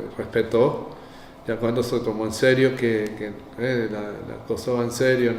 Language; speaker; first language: Spanish; native; Spanish